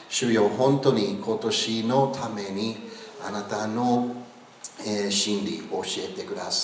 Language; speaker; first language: Japanese; non-native, learner; English